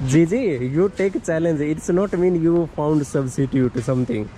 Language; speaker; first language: English; non-native, learner; Hindi